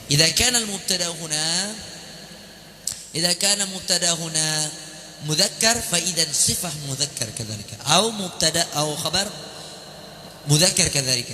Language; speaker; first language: Arabic; non-native, fluent; Indonesian